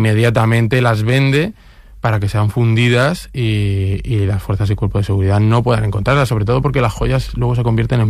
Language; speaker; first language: Spanish; native; Spanish